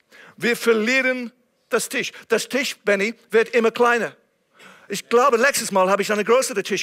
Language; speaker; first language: German; non-native, fluent; English